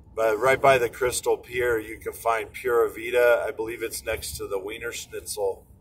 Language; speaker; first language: English; native; English